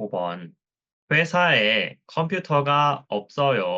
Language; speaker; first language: Korean; non-native, learner; Thai